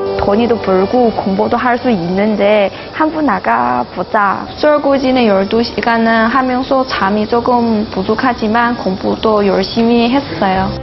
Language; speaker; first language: Korean; non-native, fluent; Chinese